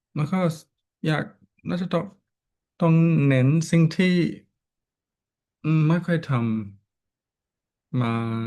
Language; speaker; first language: Thai; non-native, learner; English